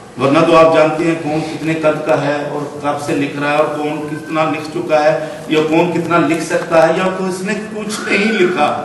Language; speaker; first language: Urdu; non-native, local second language; Punjabi